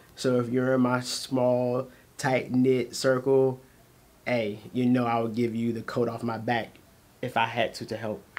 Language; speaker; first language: English; native; English